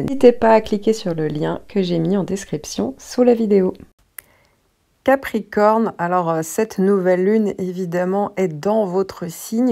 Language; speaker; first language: French; native; French